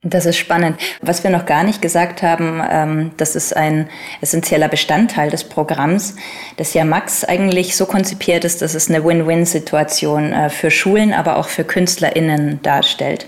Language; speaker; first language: German; native; German